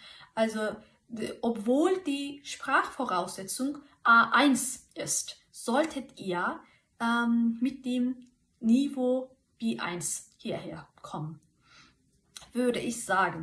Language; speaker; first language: German; non-native, fluent; Turkish